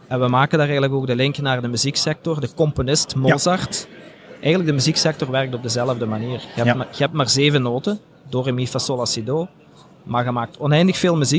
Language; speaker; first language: Dutch; native; Dutch